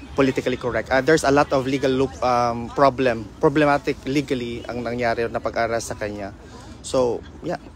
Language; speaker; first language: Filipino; non-native, local second language; Cebuano